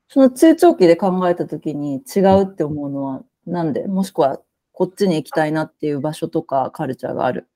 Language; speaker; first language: Japanese; native; Japanese